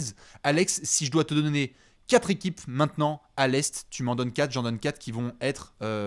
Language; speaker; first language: French; native; French